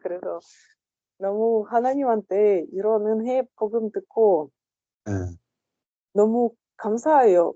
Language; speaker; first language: Korean; non-native, learner; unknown